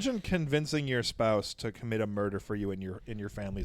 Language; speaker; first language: English; native; English